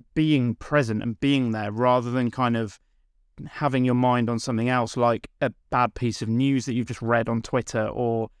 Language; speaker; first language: English; native; English